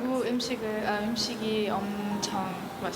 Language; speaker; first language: Korean; non-native, learner; Russian